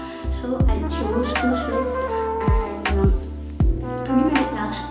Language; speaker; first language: Hindi; non-native, local second language; Bangla